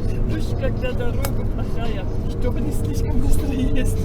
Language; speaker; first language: Russian; non-native, learner; German